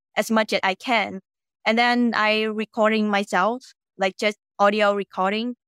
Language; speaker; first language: English; non-native, fluent; Vietnamese